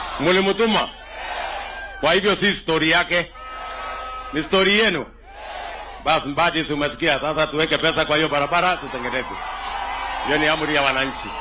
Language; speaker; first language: Swahili; non-native, local second language; Kalenjin